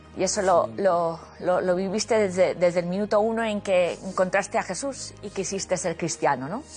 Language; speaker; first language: Spanish; native; Spanish